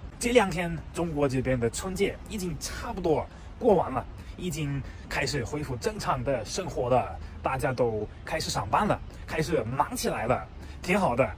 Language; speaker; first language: Chinese; non-native, fluent; German